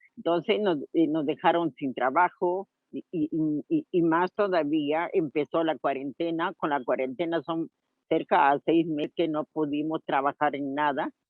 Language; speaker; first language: Spanish; native; Spanish